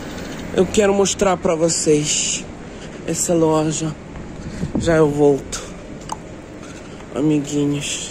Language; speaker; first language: Portuguese; non-native, fluent; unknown